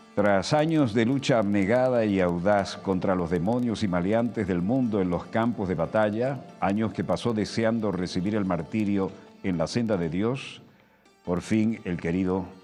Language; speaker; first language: Spanish; native; Spanish